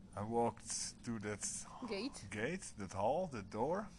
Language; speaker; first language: English; non-native, fluent; Dutch